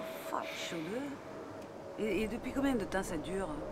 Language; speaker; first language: French; native; French